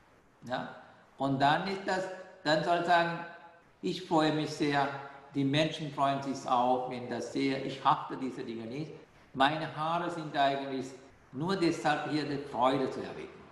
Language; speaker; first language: German; non-native, fluent; Sinhala